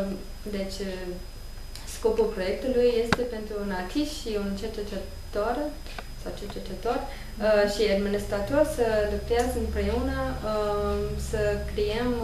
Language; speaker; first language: Romanian; non-native, learner; English